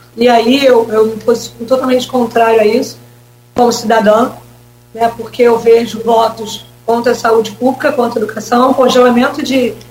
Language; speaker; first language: Portuguese; native; Portuguese